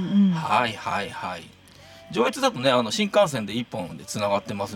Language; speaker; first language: Japanese; native; Japanese